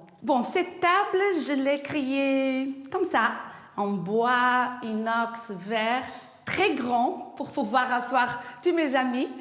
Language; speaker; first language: French; non-native, fluent; Portuguese